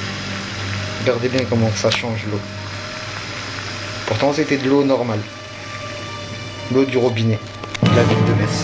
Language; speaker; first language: French; native; French